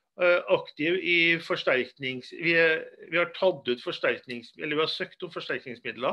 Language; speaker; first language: Norwegian; native; Norwegian